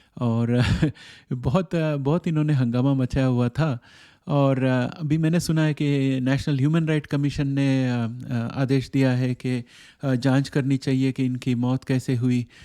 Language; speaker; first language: Hindi; native; Hindi